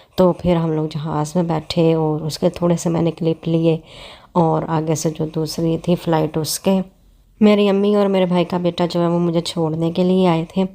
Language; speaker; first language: Urdu; non-native, local second language; Punjabi